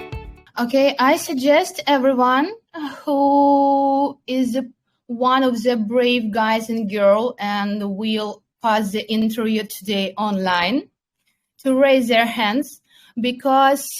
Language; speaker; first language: English; non-native, fluent; Russian